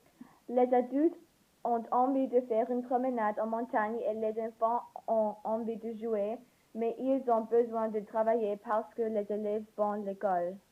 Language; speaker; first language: French; non-native, learner; English